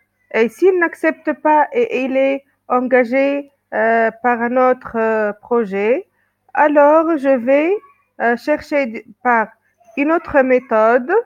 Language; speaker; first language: French; non-native, local second language; Arabic